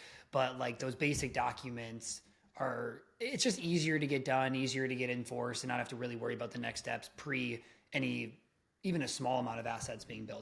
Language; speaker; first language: English; native; English